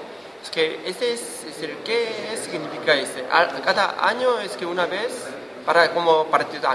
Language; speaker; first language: Spanish; non-native, learner; Korean